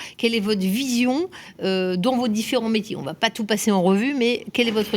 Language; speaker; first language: French; native; French